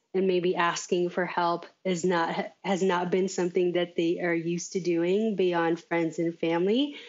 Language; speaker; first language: English; native; English